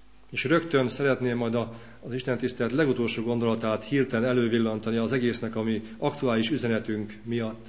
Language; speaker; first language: Hungarian; native; Hungarian